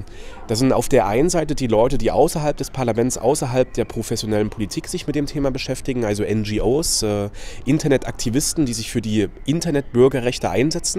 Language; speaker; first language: German; native; German